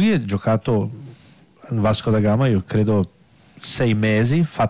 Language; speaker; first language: Italian; non-native, fluent; Portuguese